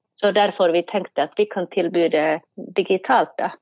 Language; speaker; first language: Norwegian; non-native, fluent; Finnish